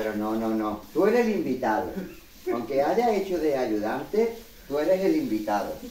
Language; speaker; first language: Spanish; native; Spanish